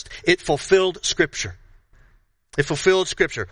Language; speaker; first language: English; native; English